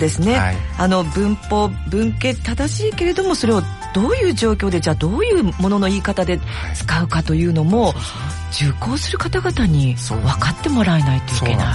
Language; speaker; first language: Japanese; native; Japanese